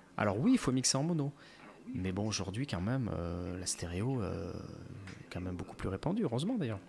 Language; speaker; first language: French; native; French